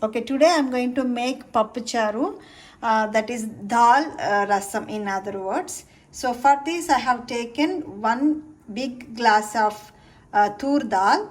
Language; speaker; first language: English; non-native, local second language; Telugu